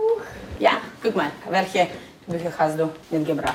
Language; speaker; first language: German; non-native, learner; Ukrainian